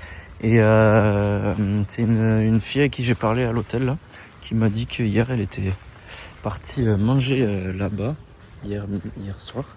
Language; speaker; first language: French; native; French